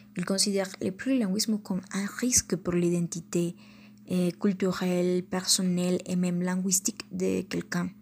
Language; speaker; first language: French; non-native, fluent; Spanish